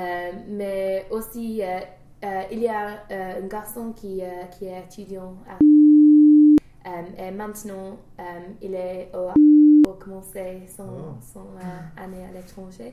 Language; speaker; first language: French; non-native, learner; English